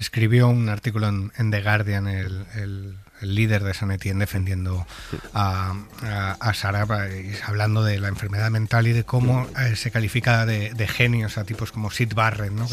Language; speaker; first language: Spanish; native; Spanish